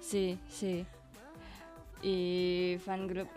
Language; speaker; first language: Catalan; non-native, learner; Indonesian